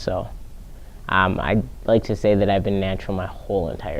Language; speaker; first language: English; native; English